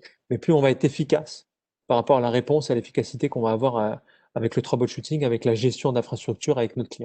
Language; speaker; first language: French; native; French